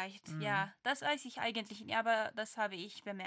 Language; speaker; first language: German; non-native, learner; Turkish